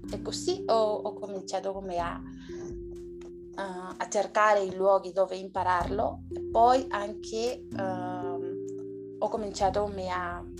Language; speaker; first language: Italian; non-native, learner; Spanish